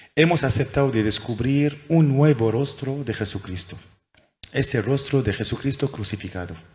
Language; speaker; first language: Spanish; non-native, fluent; Arabic